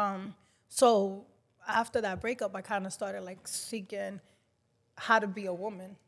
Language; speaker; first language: English; non-native, fluent; Spanish